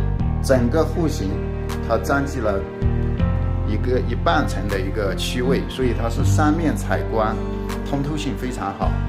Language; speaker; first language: Chinese; native; Chinese